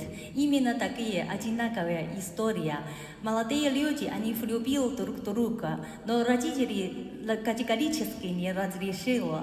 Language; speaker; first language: Russian; non-native, learner; Chinese